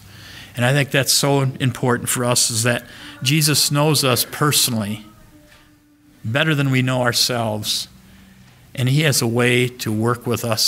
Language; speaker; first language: English; native; English